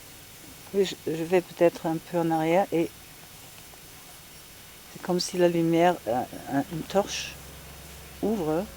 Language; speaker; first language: French; non-native, fluent; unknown